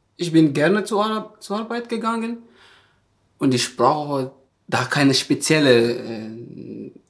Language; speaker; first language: German; non-native, fluent; Malagasy